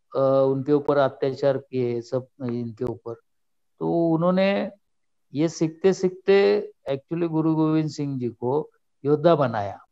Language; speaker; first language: Hindi; non-native, local second language; Marathi